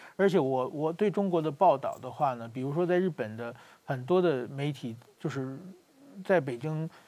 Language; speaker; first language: Chinese; native; Chinese